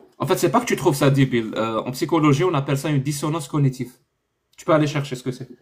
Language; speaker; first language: French; non-native, local second language; Arabic